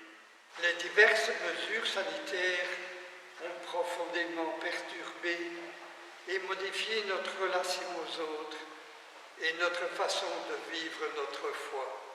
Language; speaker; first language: French; native; French